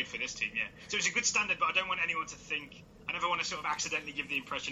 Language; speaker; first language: English; native; English